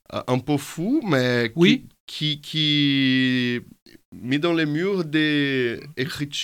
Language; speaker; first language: French; non-native, fluent; Portuguese